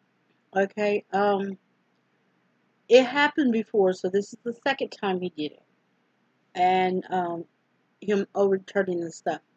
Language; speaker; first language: English; native; English